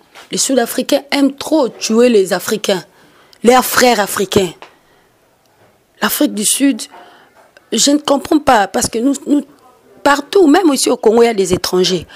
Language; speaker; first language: French; non-native, local second language; Lingala